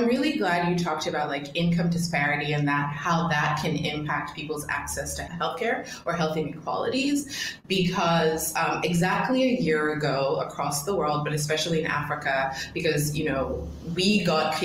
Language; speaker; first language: English; non-native, local second language; Krio